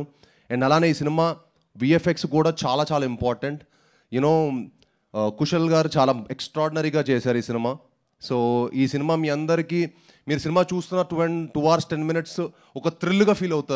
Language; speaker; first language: Telugu; native; Telugu